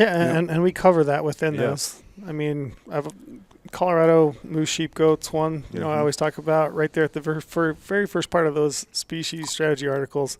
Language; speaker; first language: English; native; English